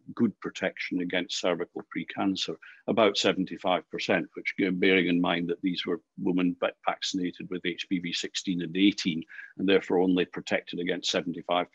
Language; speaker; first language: English; native; English